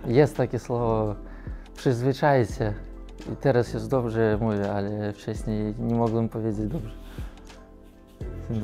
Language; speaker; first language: Polish; non-native, learner; Russian